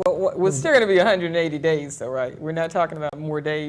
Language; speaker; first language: English; native; English